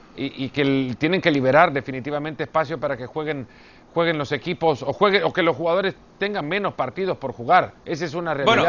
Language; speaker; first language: Spanish; native; Spanish